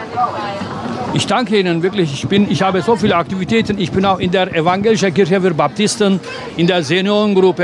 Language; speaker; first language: German; non-native, fluent; Turkish